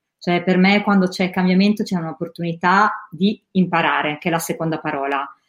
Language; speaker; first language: Italian; native; Italian